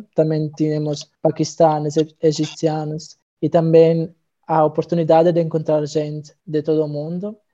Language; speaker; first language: Portuguese; non-native, fluent; Italian